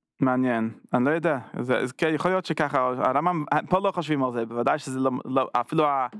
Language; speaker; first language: Hebrew; non-native, fluent; English